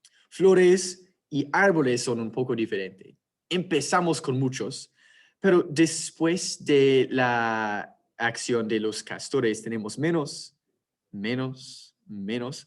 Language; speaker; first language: Spanish; non-native, fluent; English